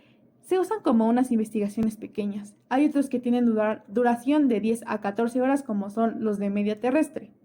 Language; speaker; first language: Spanish; native; Spanish